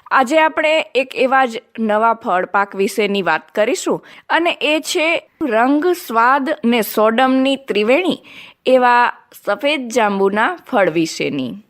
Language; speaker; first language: Gujarati; non-native, local second language; Kachhi